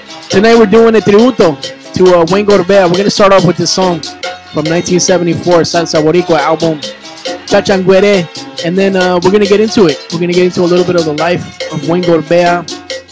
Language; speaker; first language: English; early bilingual, other home language; Spanish